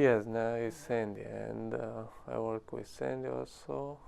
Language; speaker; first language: English; non-native, learner; Romanian